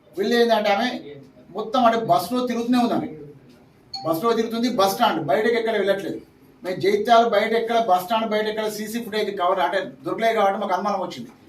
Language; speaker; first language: Telugu; native; Telugu